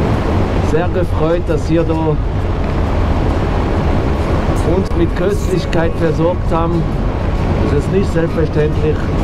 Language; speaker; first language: German; non-native, fluent; French